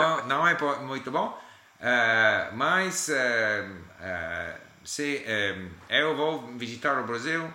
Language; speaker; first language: Portuguese; non-native, learner; English